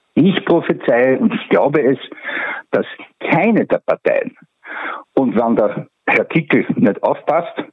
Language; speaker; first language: German; native; German